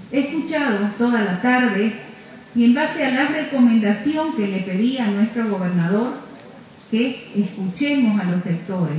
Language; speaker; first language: Spanish; native; Spanish